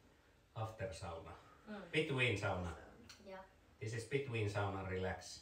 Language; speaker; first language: English; non-native, learner; Finnish